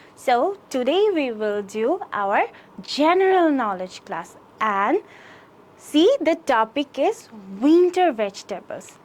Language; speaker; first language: English; non-native, local second language; Bangla